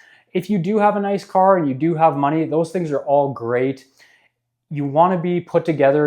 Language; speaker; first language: English; native; English